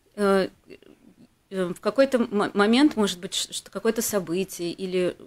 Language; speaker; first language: Russian; native; Russian